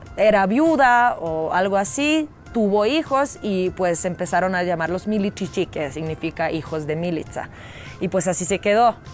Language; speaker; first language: Spanish; non-native, fluent; Serbian